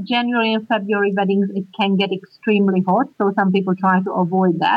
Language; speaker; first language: English; non-native, fluent; Hungarian